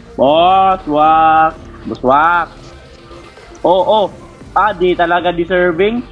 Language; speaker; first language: Filipino; non-native, local second language; Cebuano